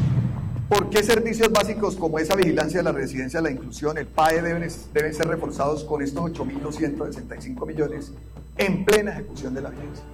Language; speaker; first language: Spanish; native; Spanish